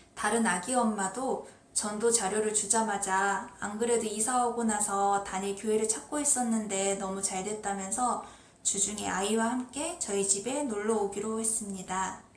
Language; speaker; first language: Korean; native; Korean